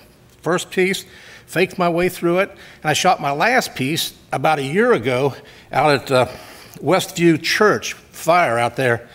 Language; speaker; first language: English; native; English